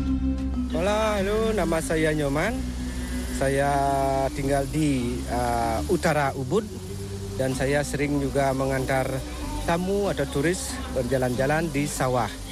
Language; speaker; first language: Indonesian; non-native, local second language; Balinese